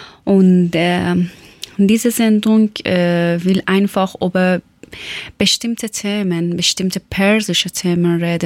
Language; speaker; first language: German; non-native, fluent; Persian